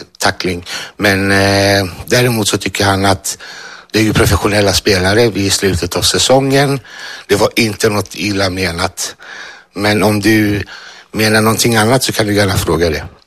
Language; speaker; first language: Swedish; early bilingual, other home language; Greek